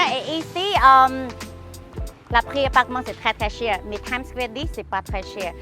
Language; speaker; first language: French; non-native, learner; Khmer